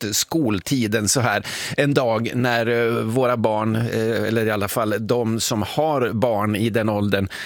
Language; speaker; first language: Swedish; native; Swedish